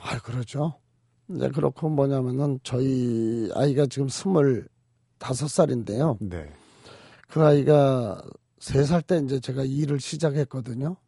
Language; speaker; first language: Korean; native; Korean